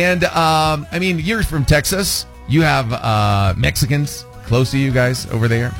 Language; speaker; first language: English; non-native, fluent; Spanish